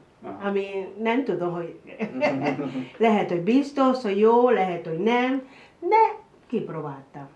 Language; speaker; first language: Hungarian; non-native, learner; Spanish